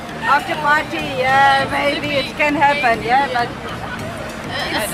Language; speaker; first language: English; non-native, learner; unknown